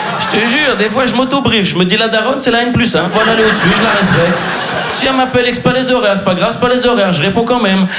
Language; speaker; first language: French; native; French